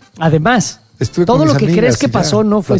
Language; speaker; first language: Spanish; native; Spanish